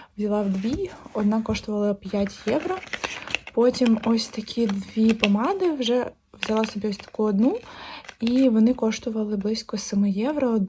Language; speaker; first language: Ukrainian; native; Ukrainian